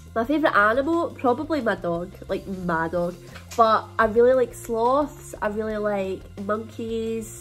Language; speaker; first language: English; native; English